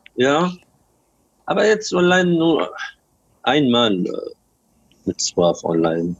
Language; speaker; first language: German; non-native, learner; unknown